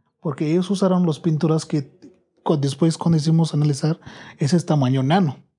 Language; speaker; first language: Spanish; non-native, learner; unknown